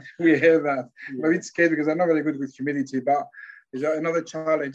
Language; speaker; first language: English; non-native, fluent; Spanish